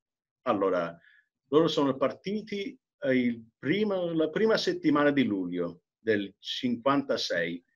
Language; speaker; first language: Italian; early bilingual, heritage; English